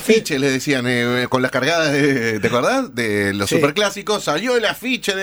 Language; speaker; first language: Spanish; native; Spanish